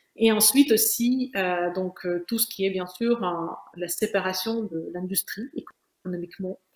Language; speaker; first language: French; non-native, fluent; Ukrainian